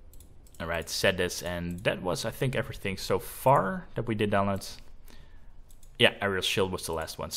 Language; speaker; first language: English; non-native, fluent; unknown